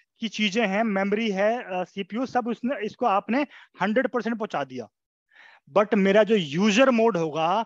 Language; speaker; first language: Hindi; native; Hindi